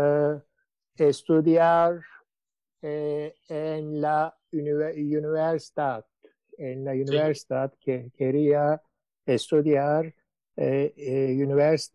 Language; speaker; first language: Spanish; non-native, learner; Turkish